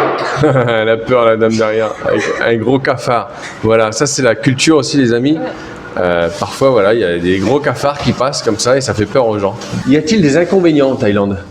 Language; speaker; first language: French; native; French